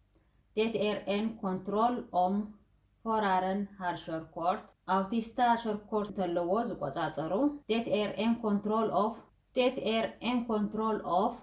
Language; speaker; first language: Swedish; non-native, fluent; Tigrinya